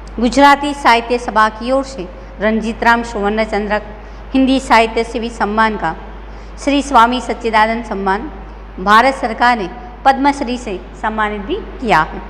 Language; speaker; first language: Hindi; non-native, local second language; Gujarati